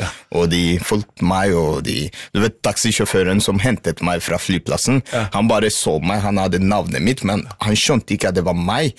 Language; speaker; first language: Norwegian; non-native, fluent; Swahili